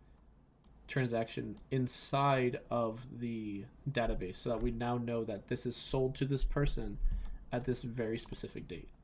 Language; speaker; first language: English; native; English